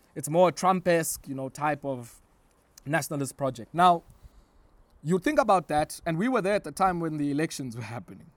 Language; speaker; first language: English; non-native, local second language; Xhosa